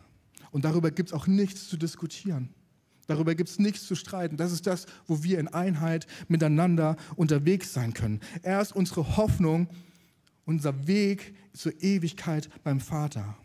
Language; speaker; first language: German; native; German